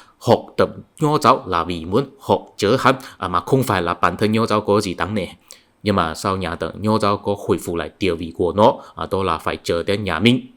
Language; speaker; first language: Vietnamese; non-native, fluent; Chinese